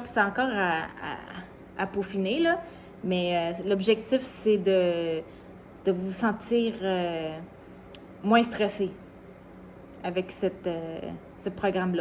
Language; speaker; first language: French; native; French